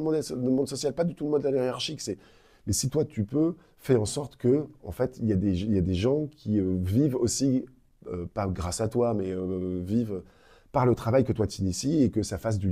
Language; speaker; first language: French; native; French